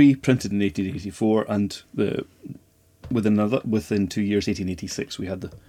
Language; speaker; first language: English; native; English